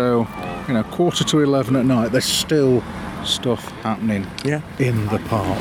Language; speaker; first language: English; native; English